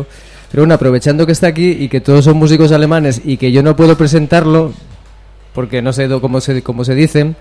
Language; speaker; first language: Spanish; native; Spanish